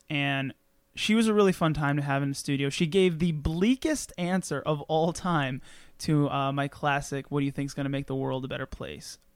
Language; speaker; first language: English; native; English